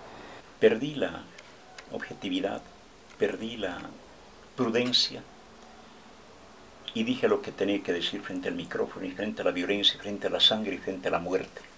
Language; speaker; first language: Spanish; native; Spanish